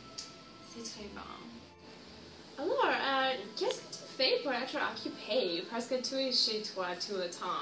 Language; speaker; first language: French; non-native, learner; English